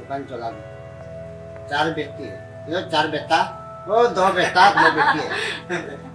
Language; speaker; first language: Hindi; non-native, local second language; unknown